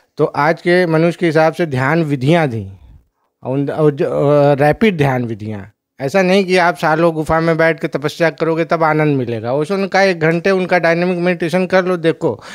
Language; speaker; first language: Hindi; native; Hindi